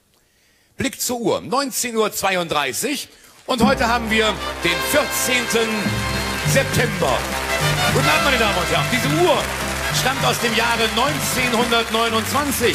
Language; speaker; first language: German; native; German